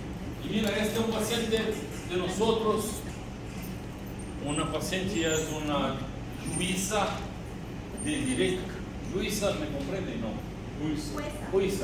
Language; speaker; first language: Spanish; non-native, learner; Portuguese